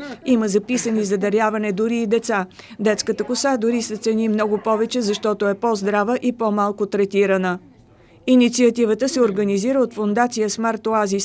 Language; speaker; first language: Bulgarian; native; Bulgarian